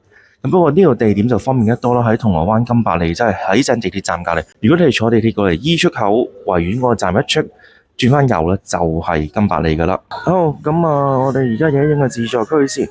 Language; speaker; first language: Cantonese; native; Cantonese